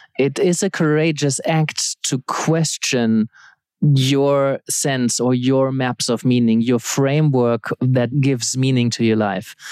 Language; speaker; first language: English; non-native, fluent; German